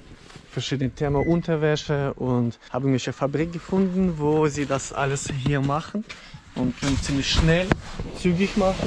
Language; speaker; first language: German; non-native, fluent; Ukrainian